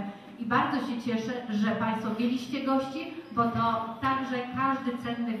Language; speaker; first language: Polish; native; Polish